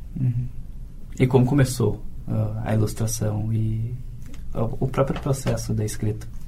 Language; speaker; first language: Portuguese; native; Portuguese